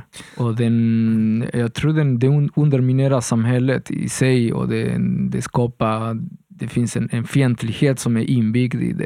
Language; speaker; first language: Swedish; non-native, fluent; Spanish